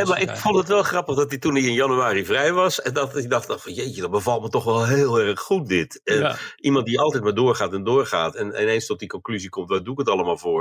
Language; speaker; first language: Dutch; native; Dutch